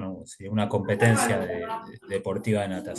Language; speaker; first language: Spanish; native; Spanish